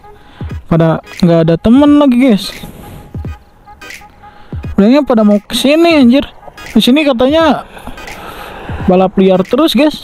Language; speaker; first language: Indonesian; native; Indonesian